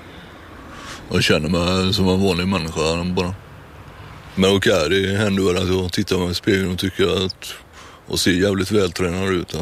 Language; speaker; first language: Swedish; native; Swedish